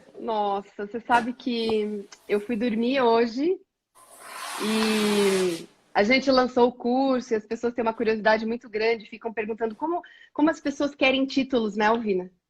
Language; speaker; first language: Portuguese; native; Portuguese